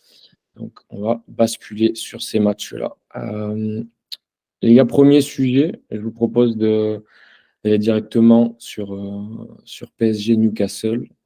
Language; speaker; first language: French; native; French